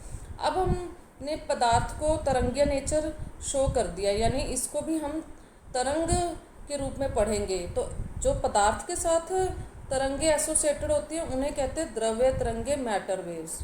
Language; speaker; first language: Hindi; native; Hindi